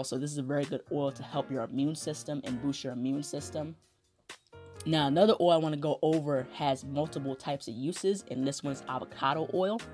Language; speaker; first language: English; native; English